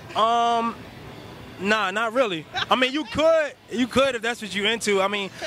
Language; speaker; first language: English; native; English